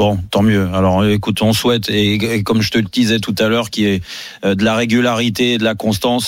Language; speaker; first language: French; native; French